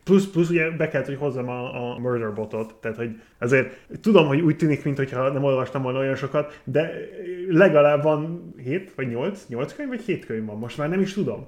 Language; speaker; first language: Hungarian; non-native, fluent; English